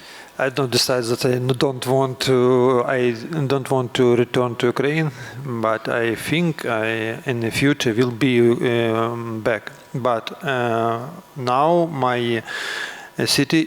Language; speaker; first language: English; non-native, learner; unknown